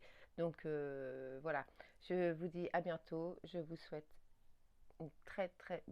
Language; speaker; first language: French; native; French